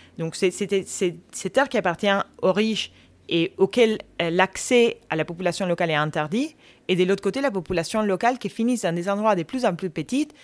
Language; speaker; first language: French; non-native, fluent; Spanish